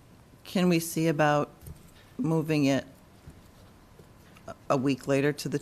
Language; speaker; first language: English; native; English